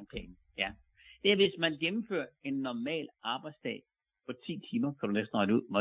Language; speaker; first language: Danish; native; Danish